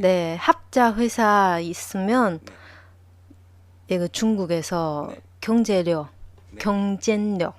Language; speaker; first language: Korean; non-native, learner; Chinese